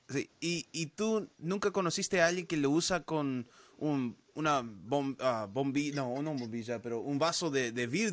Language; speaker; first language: Spanish; early bilingual, heritage; Spanish